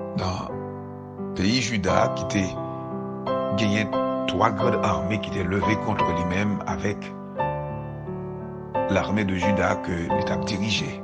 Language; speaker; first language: French; non-native, local second language; Haitian Creole